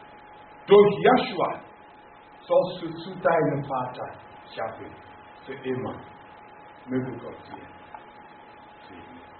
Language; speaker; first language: German; non-native, fluent; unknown